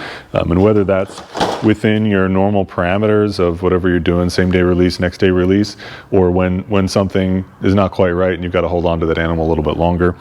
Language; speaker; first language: English; native; English